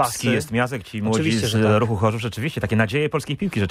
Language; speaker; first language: Polish; native; Polish